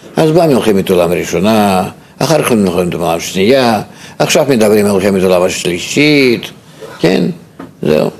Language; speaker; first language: Hebrew; non-native, fluent; Russian